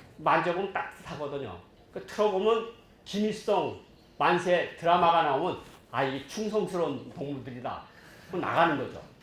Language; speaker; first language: Korean; native; Korean